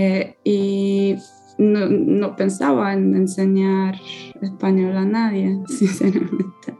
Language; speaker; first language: Spanish; non-native, fluent; Polish